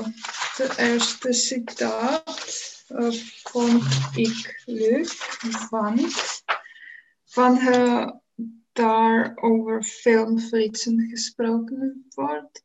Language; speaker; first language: Dutch; non-native, learner; Czech